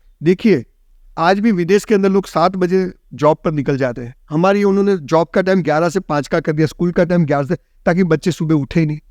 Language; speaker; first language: Hindi; non-native, local second language; Gujarati